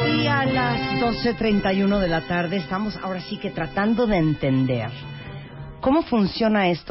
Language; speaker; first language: Spanish; native; Spanish